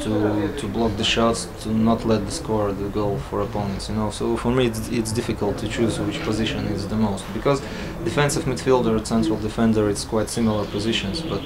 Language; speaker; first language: English; non-native, learner; Latvian